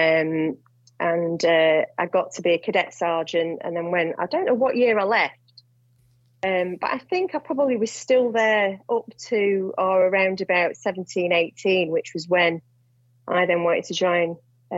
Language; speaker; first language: English; native; English